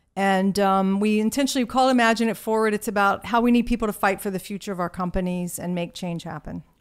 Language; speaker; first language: English; native; English